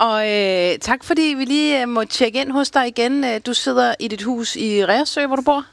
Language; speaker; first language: Danish; native; Danish